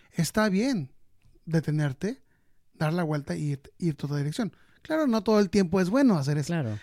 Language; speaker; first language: Spanish; early bilingual, heritage; Spanish